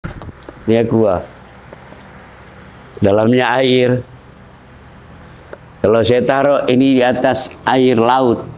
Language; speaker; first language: Indonesian; native; Indonesian